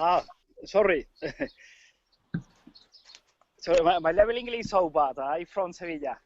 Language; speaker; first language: English; non-native, learner; Spanish